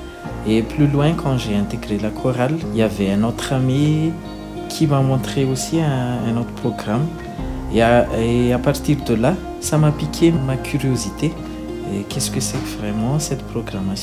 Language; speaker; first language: French; non-native, local second language; Malagasy